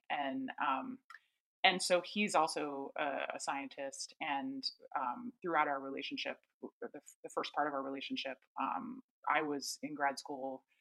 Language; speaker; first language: English; native; English